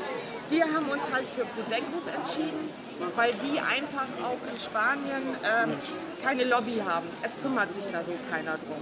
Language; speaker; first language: German; native; German